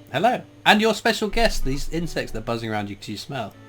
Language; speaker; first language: English; native; English